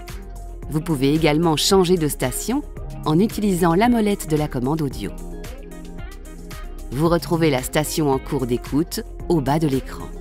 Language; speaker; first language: French; native; French